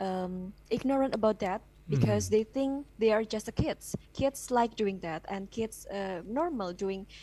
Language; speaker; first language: English; non-native, fluent; Indonesian